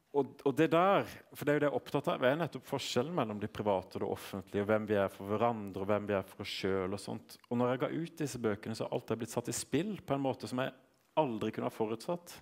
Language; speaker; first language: Norwegian; native; Norwegian